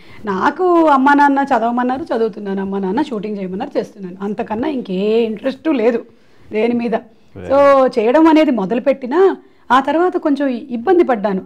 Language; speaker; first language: Telugu; non-native, local second language; Malayalam